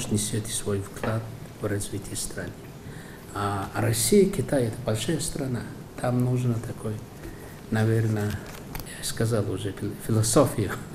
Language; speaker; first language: Russian; non-native, fluent; Mongolian